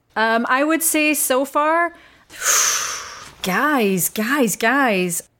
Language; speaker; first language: English; native; English